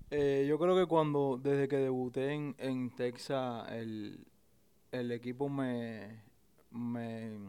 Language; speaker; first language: Spanish; native; Spanish